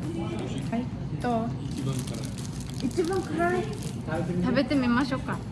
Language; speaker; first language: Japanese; non-native, learner; Mongolian